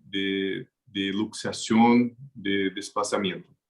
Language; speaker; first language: Spanish; non-native, learner; Portuguese